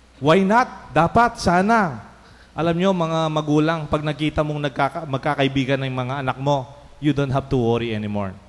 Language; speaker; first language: Filipino; non-native, local second language; Pampanga